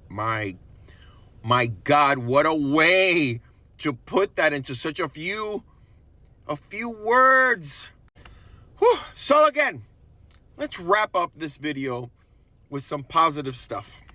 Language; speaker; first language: English; native; English